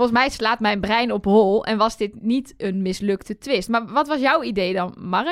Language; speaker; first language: Dutch; native; Dutch